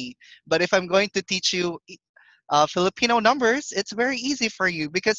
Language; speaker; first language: English; non-native, local second language; Filipino